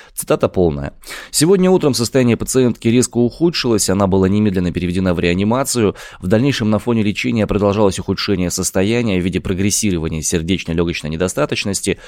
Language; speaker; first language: Russian; native; Russian